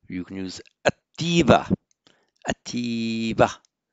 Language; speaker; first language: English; native; English